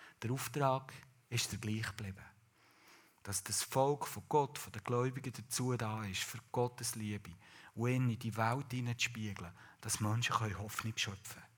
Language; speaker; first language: German; native; German